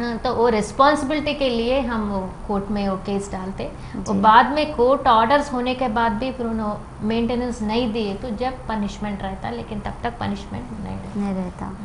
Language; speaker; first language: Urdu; non-native, local second language; Telugu